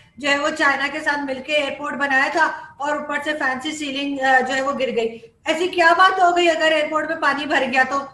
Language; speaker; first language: Urdu; native; Urdu